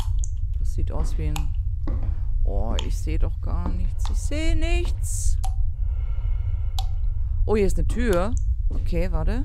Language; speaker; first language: German; native; German